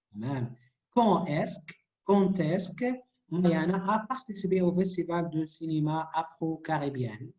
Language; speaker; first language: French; non-native, fluent; Arabic